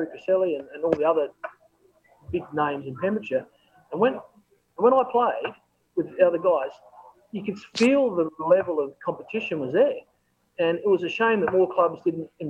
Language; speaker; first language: English; native; English